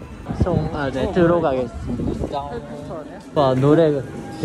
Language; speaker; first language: Korean; non-native, learner; Japanese